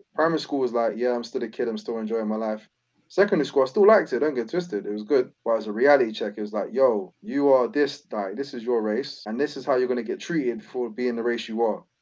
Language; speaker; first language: English; native; English